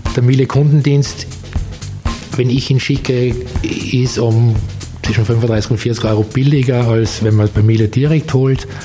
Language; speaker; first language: German; native; German